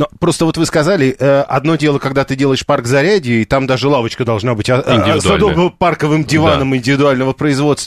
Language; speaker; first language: Russian; native; Russian